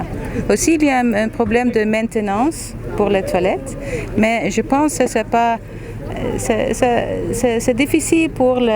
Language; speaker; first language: French; non-native, fluent; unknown